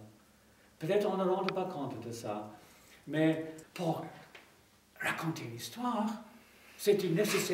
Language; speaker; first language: French; non-native, fluent; English